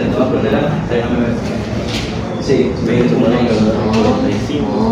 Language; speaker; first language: Spanish; native; Spanish